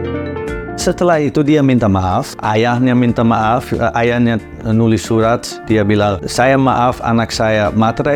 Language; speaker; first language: Indonesian; non-native, learner; Dutch